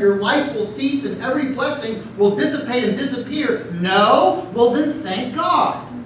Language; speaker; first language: English; native; English